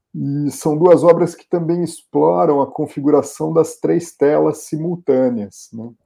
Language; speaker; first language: Portuguese; native; Portuguese